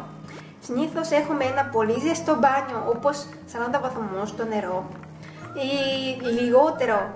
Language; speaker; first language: Greek; non-native, fluent; Japanese